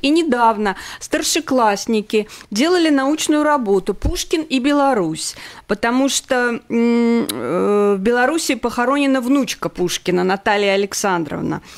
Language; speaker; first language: Russian; native; Russian